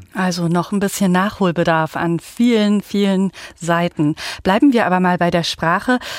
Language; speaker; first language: German; native; German